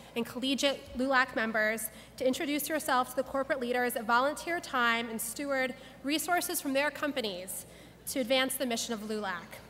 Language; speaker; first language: English; native; English